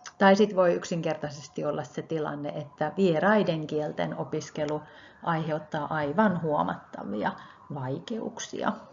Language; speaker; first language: Finnish; native; Finnish